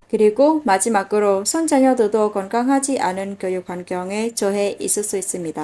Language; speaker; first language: Korean; non-native, fluent; Vietnamese